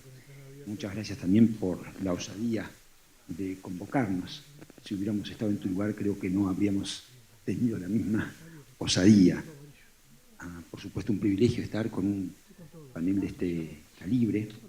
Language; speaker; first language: Spanish; native; Spanish